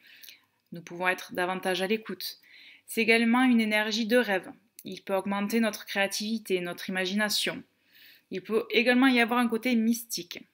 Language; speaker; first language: French; native; French